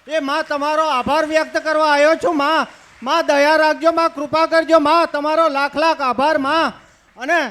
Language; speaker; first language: Gujarati; native; Gujarati